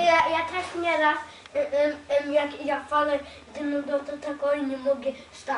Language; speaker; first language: Polish; early bilingual, other home language; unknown